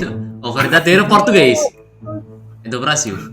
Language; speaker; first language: Portuguese; non-native, fluent; Indonesian